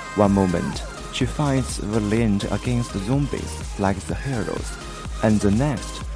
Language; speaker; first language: English; non-native, fluent; Chinese